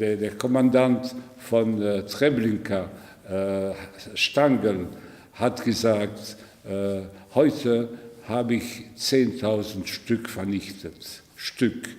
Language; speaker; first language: German; non-native, learner; French